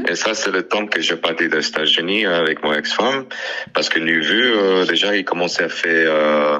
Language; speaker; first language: French; non-native, learner; English